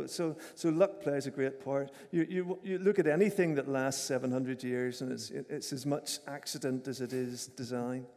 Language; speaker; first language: English; native; English